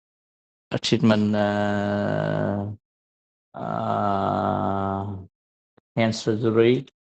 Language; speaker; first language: English; non-native, learner; Vietnamese